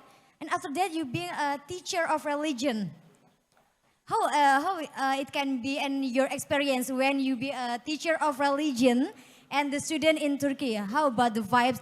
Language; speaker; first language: English; non-native, fluent; Indonesian